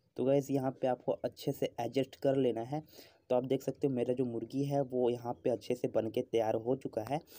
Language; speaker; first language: Hindi; native; Hindi